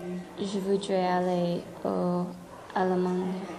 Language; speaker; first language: French; non-native, learner; English